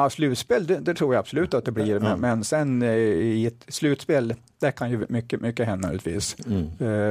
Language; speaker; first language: Swedish; native; Swedish